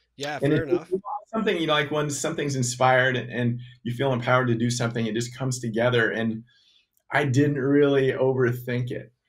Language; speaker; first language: English; native; English